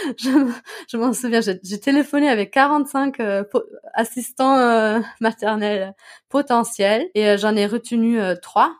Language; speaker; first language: French; non-native, fluent; German